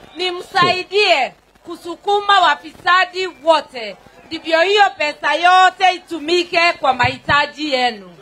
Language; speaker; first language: Swahili; non-native, local second language; Kikuyu